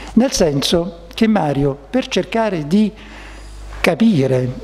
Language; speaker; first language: Italian; native; Italian